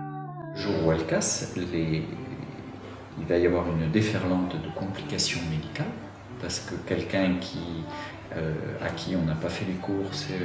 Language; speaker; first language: French; native; French